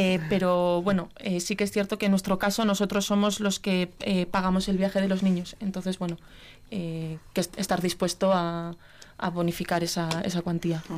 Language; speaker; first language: Spanish; native; Spanish